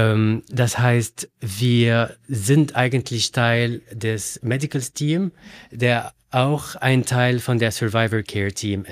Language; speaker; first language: German; non-native, learner; Arabic